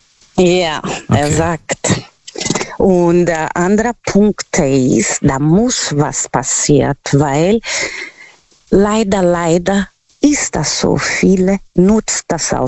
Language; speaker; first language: German; non-native, learner; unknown